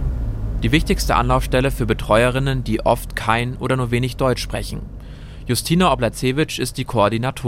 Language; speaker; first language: German; native; German